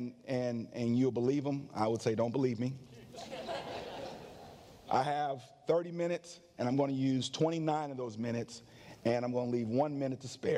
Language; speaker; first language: English; native; English